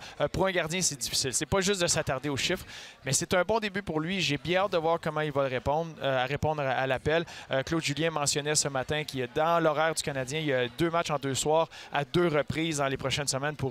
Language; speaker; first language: French; native; French